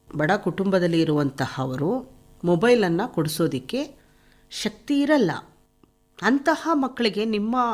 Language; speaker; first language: Kannada; native; Kannada